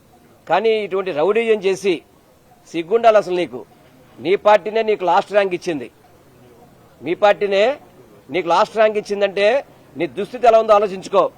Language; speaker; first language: Telugu; native; Telugu